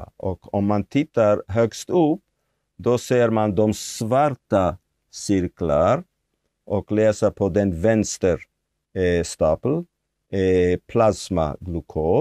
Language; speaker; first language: Swedish; non-native, fluent; Hebrew